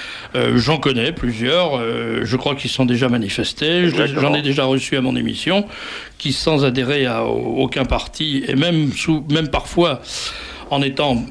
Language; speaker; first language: French; native; French